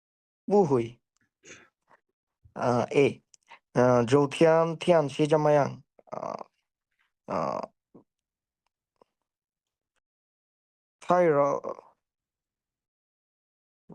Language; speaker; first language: Chinese; non-native, learner; Bangla